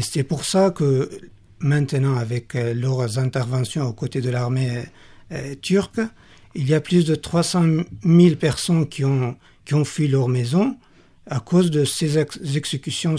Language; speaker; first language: French; non-native, fluent; Kurdish